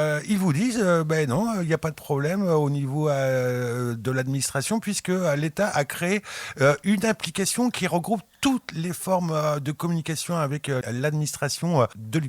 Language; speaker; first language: French; native; French